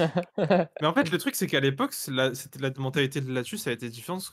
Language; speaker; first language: French; native; French